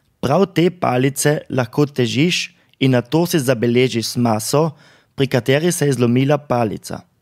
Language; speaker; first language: Slovenian; non-native, fluent; German